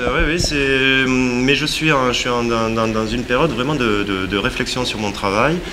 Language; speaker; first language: French; native; French